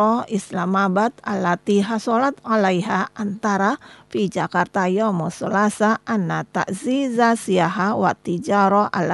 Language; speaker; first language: Arabic; non-native, fluent; Indonesian